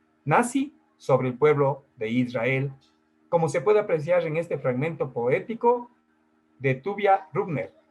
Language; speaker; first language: Spanish; native; Spanish